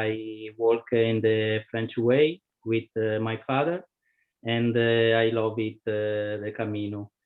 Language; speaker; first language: English; non-native, learner; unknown